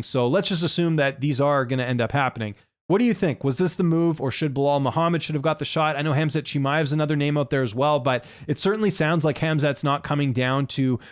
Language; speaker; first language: English; native; English